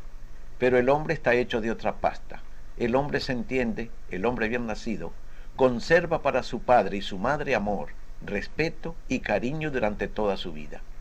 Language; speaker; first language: Spanish; native; Spanish